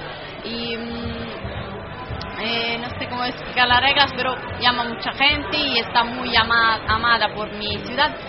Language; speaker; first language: Spanish; non-native, fluent; Italian